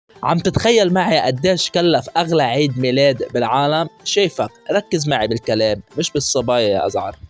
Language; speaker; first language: Arabic; native; Arabic